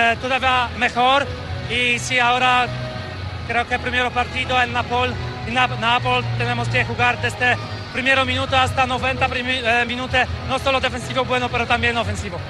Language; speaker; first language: Spanish; non-native, learner; Polish